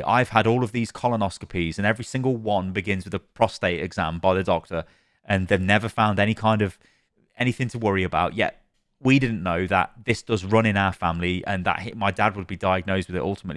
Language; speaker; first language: English; native; English